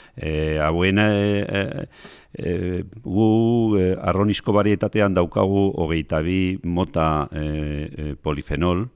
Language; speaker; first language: Basque; non-native, local second language; Spanish